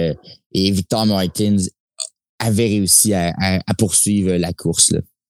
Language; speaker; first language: French; native; French